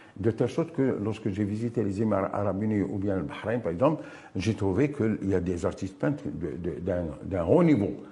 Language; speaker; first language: French; non-native, local second language; Arabic